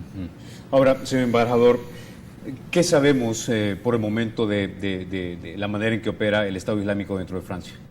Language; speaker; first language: Spanish; native; Spanish